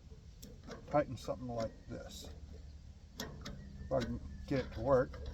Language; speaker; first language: English; native; English